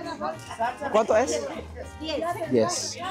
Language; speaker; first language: Spanish; non-native, learner; Filipino